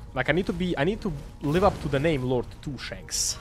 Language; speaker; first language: English; non-native, fluent; Croatian